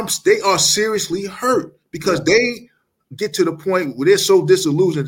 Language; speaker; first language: English; native; English